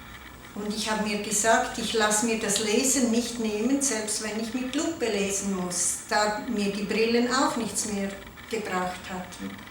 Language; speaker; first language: German; non-native, local second language; Italian